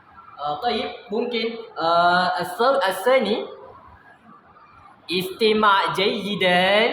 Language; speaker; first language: Arabic; non-native, learner; Malay